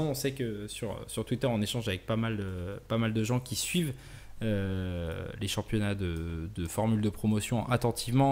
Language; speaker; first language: French; native; French